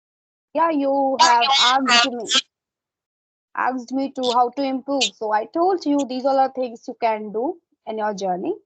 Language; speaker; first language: English; non-native, fluent; Hindi